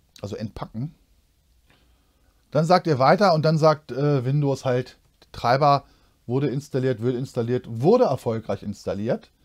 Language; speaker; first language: German; native; German